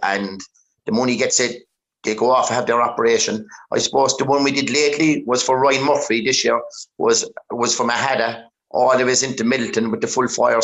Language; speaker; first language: English; native; English